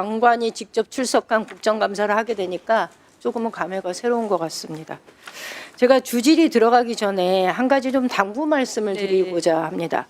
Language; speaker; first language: Korean; native; Korean